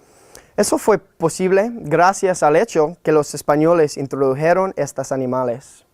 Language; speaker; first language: Spanish; non-native, fluent; English